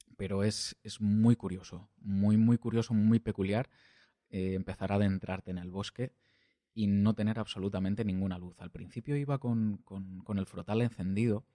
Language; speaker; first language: Spanish; non-native, local second language; Catalan